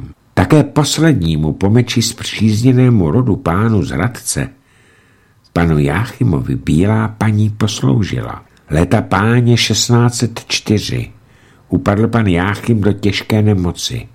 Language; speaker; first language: Czech; native; Czech